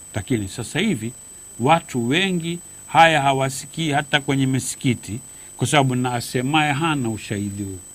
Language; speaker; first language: Swahili; native; Swahili